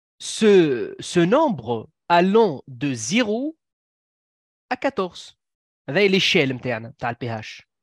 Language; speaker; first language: French; non-native, local second language; Arabic